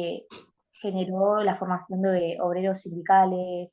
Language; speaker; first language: Spanish; native; Spanish